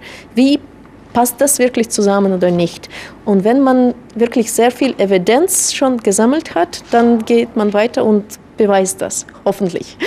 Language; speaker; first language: German; non-native, fluent; Russian